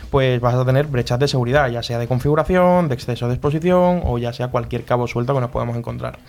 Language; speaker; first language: Spanish; native; Spanish